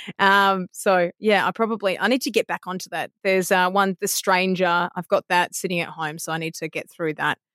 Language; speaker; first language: English; native; English